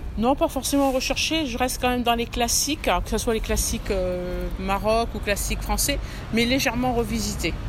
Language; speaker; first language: French; early bilingual, other home language; Arabic